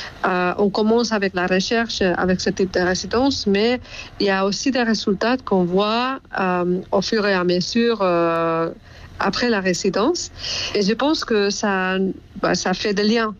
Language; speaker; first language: French; non-native, fluent; Spanish